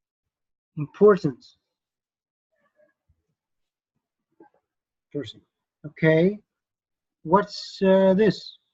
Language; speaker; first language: English; non-native, fluent; Arabic